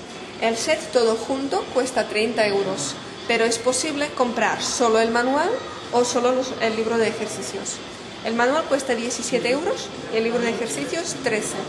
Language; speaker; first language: Spanish; non-native, fluent; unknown